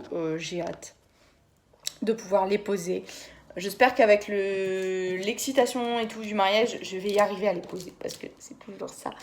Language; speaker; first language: French; native; French